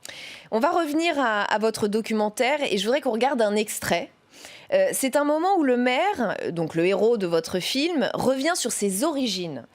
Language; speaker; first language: French; native; French